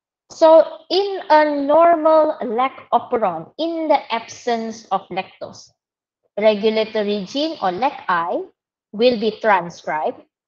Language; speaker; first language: English; non-native, local second language; Malay